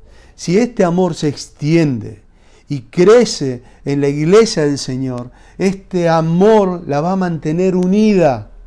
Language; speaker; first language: Spanish; native; Spanish